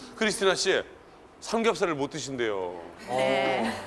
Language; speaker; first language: Korean; native; Korean